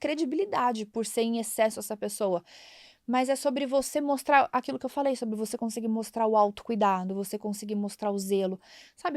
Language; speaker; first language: Portuguese; native; Portuguese